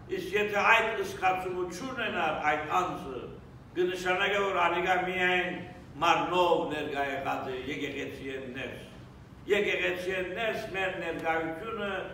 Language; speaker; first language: Armenian; early bilingual, heritage; Armenian